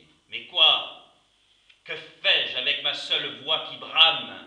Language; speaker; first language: French; native; French